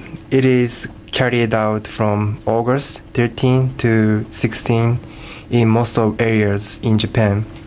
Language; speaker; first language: English; non-native, learner; Japanese